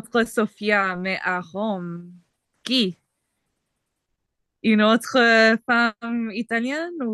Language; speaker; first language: French; non-native, learner; English